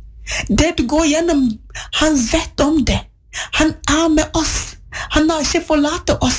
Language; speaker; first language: Norwegian; non-native, learner; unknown